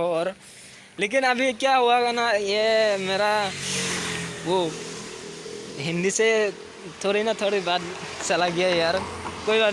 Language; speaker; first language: Hindi; non-native, local second language; Assamese